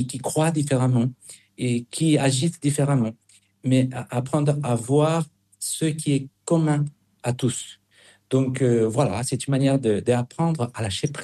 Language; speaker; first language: French; non-native, fluent; Spanish